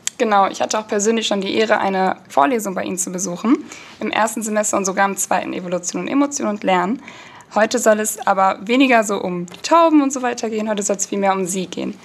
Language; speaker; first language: German; early bilingual, other home language; Turkish